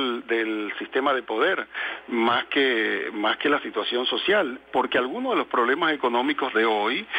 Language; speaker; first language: Spanish; native; Spanish